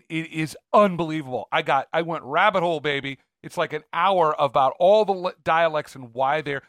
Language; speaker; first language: English; native; English